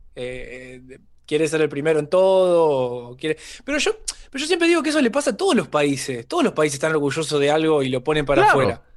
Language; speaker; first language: Spanish; native; Spanish